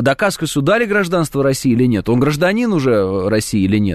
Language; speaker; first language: Russian; native; Russian